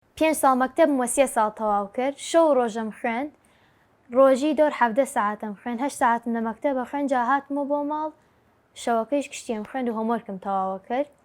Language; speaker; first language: Central Kurdish; early bilingual, heritage; Central Kurdish